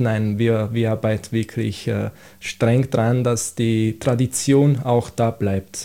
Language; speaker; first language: German; non-native, fluent; Italian